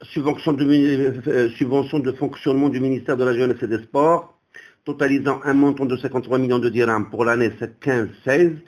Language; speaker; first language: French; non-native, local second language; Arabic